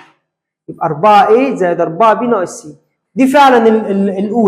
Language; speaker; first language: Arabic; native; Arabic